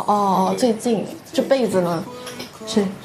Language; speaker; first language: Chinese; native; Chinese